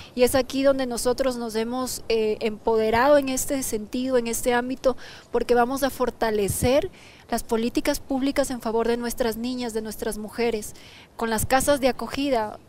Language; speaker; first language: Spanish; native; Spanish